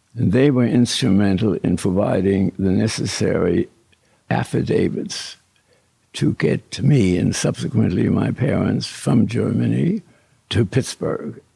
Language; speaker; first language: English; early bilingual, other home language; German